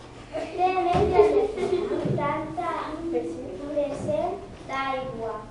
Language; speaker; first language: Catalan; non-native, local second language; Spanish